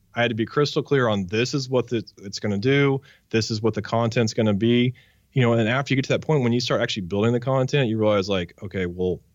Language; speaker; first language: English; native; English